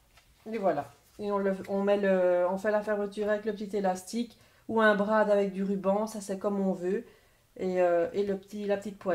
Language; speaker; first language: French; native; French